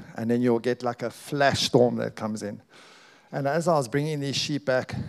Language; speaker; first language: English; native; English